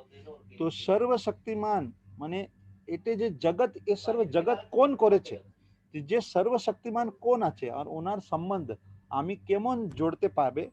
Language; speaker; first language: Bangla; non-native, learner; Hindi